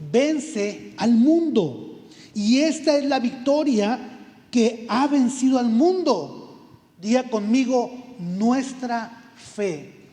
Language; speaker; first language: Spanish; native; Spanish